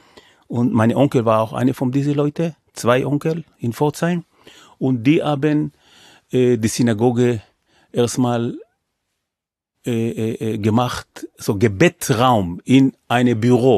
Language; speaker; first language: German; non-native, fluent; Hebrew